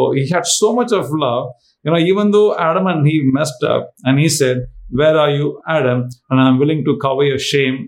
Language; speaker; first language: English; non-native, local second language; Tamil